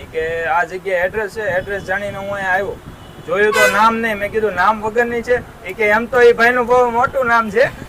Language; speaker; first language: Gujarati; native; Gujarati